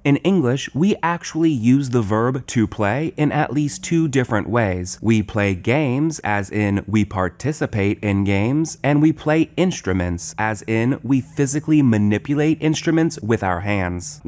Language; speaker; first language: English; native; English